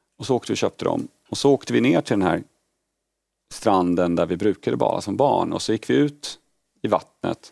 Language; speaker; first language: Swedish; early bilingual, other home language; Polish